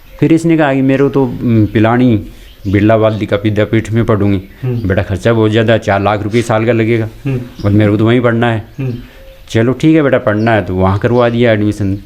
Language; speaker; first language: Hindi; native; Hindi